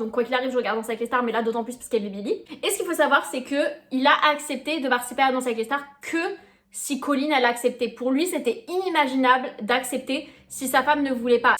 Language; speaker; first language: French; native; French